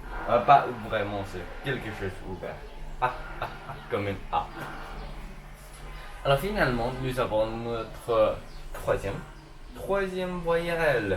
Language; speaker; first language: French; non-native, learner; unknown